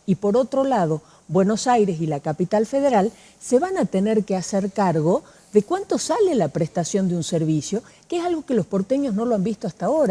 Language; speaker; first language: Spanish; native; Spanish